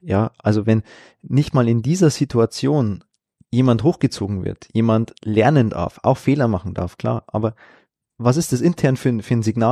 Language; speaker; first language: German; native; German